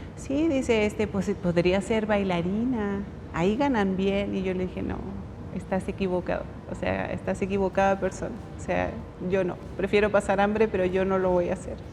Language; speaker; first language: Spanish; native; Spanish